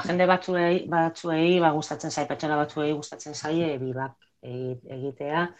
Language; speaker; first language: Basque; non-native, local second language; Spanish